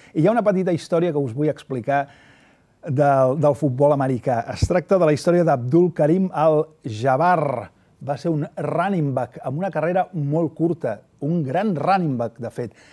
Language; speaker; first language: Catalan; native; Catalan